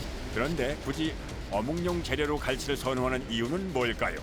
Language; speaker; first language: Korean; native; Korean